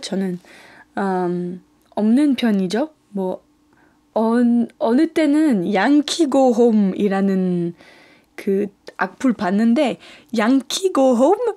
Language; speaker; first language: Korean; non-native, fluent; French